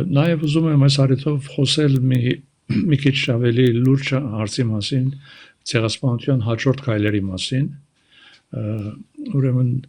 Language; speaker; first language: Armenian; early bilingual, heritage; Armenian